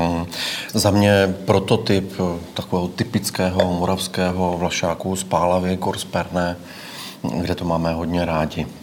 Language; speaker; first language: Czech; native; Czech